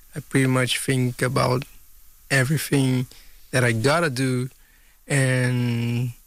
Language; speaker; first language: English; non-native, fluent; Portuguese